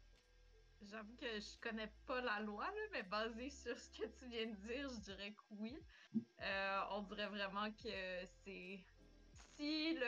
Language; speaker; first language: French; native; French